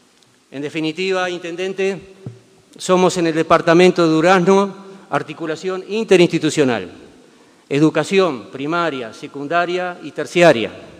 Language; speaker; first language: Spanish; native; Spanish